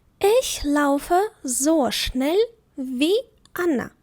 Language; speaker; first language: German; non-native, fluent; Ukrainian